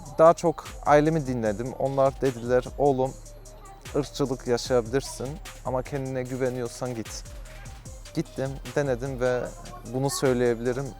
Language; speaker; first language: Turkish; early bilingual, heritage; Turkish